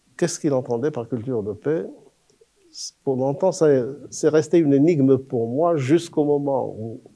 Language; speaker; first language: French; non-native, local second language; Arabic